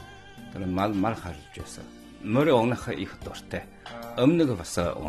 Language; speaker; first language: Mongolian; non-native, local second language; Chinese